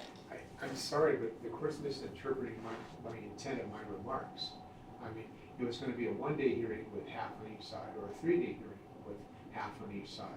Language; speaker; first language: English; native; English